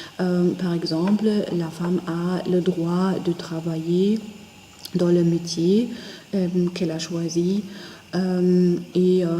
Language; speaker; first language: French; non-native, fluent; German